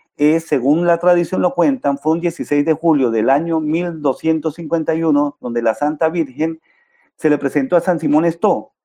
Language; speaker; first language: Spanish; native; Spanish